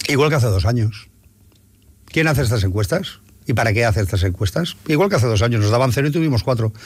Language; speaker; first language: Spanish; non-native, local second language; Catalan